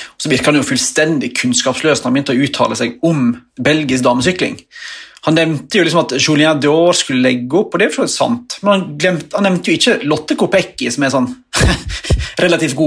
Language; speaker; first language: Norwegian; native; Norwegian